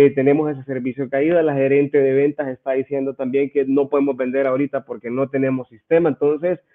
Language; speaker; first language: Spanish; native; Spanish